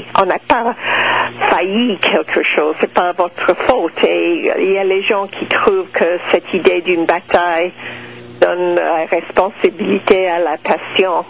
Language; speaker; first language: French; non-native, local second language; English